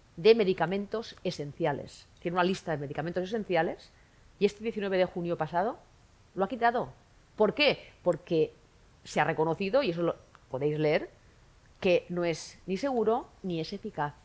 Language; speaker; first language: Spanish; native; Spanish